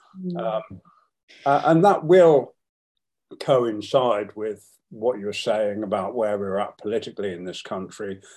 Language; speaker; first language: English; native; English